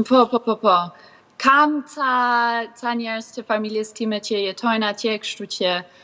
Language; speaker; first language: Albanian; early bilingual, heritage; Albanian